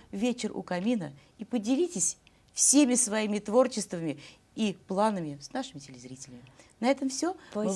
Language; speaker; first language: Russian; native; Russian